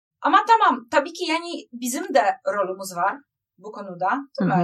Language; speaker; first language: Turkish; non-native, learner; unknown